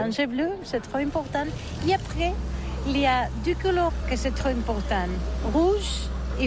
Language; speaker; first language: French; non-native, learner; Catalan